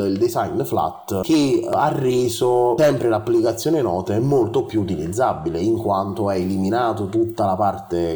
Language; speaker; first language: Italian; native; Italian